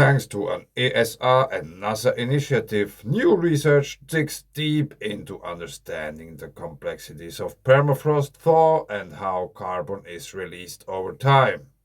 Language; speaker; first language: English; non-native, fluent; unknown